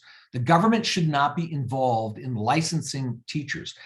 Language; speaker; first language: English; native; English